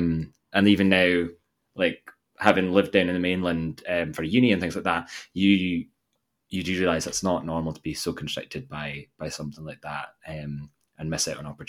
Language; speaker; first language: English; native; English